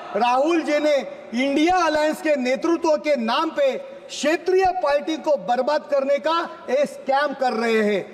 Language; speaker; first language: Hindi; non-native, local second language; Marathi